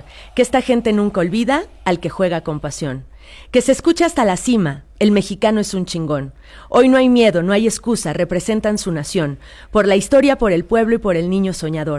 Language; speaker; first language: Spanish; native; Spanish